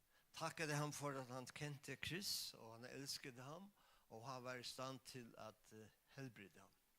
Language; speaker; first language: Danish; non-native, local second language; Faroese